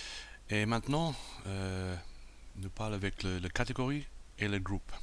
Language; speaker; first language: French; non-native, fluent; English